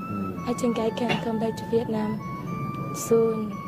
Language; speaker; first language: English; non-native, learner; Vietnamese